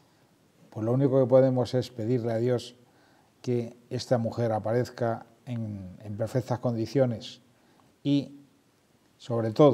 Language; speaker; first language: Spanish; native; Spanish